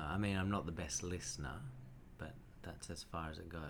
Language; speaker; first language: English; native; English